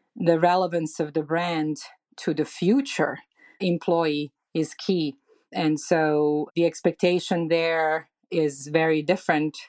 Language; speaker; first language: English; non-native, fluent; Serbian